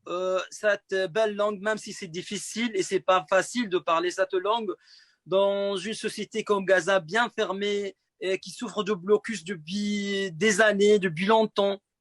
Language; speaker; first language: French; non-native, fluent; Arabic